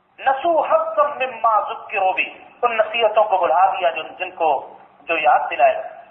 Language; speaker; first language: Urdu; non-native, local second language; Punjabi